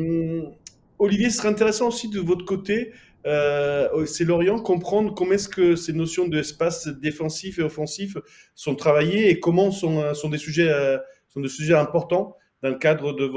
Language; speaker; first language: French; native; French